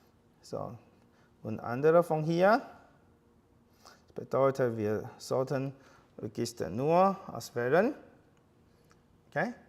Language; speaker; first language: German; non-native, fluent; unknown